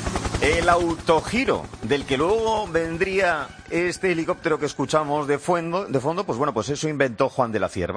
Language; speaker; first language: Spanish; native; Spanish